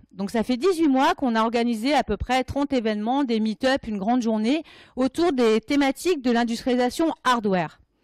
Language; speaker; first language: French; native; French